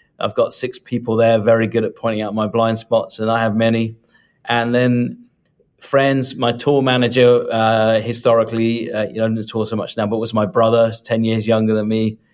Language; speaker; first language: English; native; English